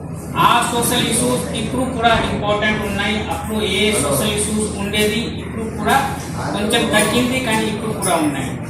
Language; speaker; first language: Telugu; non-native, learner; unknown